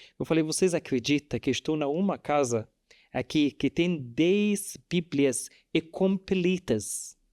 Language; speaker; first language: Portuguese; non-native, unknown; Arabic